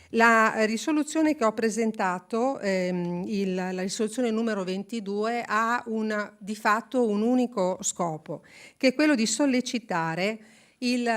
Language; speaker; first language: Italian; native; Italian